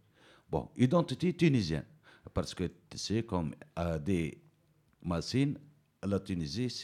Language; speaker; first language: French; non-native, learner; Berber languages